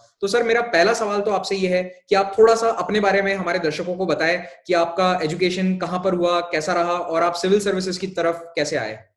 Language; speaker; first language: Hindi; native; Hindi